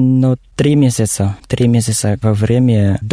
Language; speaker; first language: Russian; non-native, learner; Thai